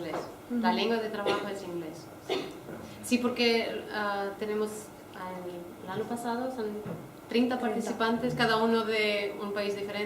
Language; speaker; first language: Spanish; non-native, fluent; Portuguese